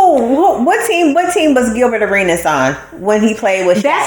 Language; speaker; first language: English; native; English